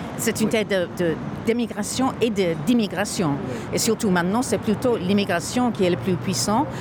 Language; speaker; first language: French; non-native, fluent; English